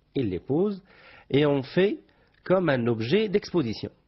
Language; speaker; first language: French; non-native, local second language; Arabic